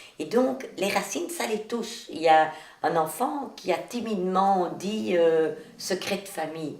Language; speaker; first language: French; native; French